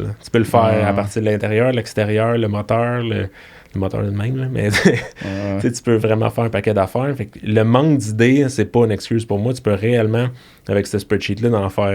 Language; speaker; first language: French; native; French